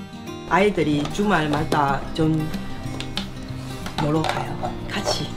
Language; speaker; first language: Korean; non-native, learner; Chinese